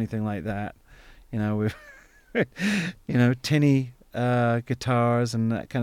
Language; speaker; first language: English; native; English